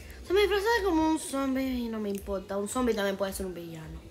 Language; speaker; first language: Spanish; early bilingual, heritage; Spanish